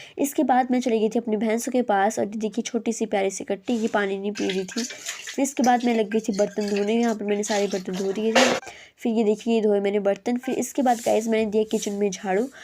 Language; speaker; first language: Hindi; native; Hindi